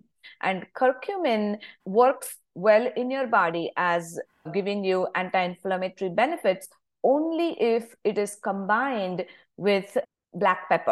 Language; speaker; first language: English; non-native, local second language; Marathi